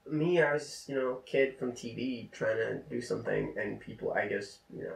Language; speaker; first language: English; non-native, fluent; Czech